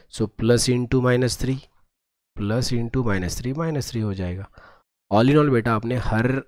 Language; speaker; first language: Hindi; non-native, local second language; Marathi